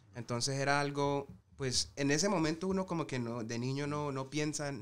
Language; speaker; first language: Spanish; early bilingual, heritage; Spanish